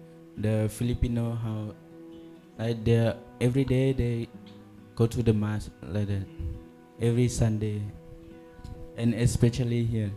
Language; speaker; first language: English; non-native, learner; Thai